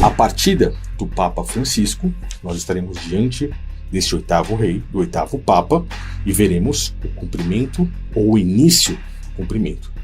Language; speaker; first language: Portuguese; native; Portuguese